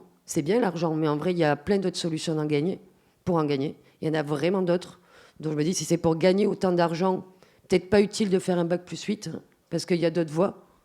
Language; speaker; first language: French; native; French